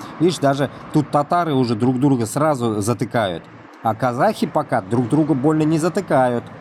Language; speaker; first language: Russian; non-native, local second language; Tatar